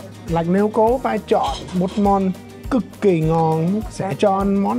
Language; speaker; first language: Vietnamese; non-native, learner; English